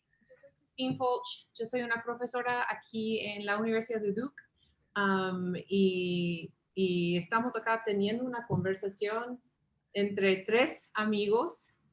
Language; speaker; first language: Spanish; early bilingual, heritage; English